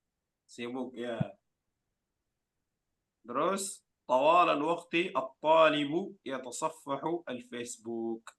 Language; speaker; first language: Arabic; non-native, fluent; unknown